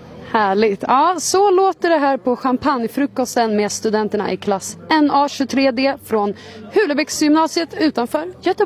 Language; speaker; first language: Swedish; native; Swedish